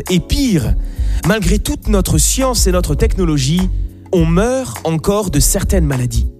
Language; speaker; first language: French; native; French